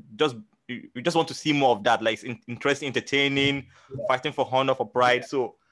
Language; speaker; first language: English; non-native, local second language; Hausa